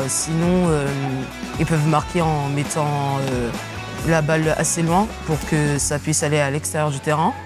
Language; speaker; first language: French; native; French